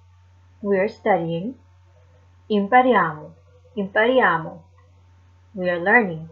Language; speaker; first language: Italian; non-native, fluent; English